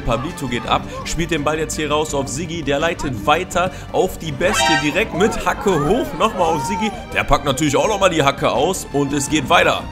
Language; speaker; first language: German; native; German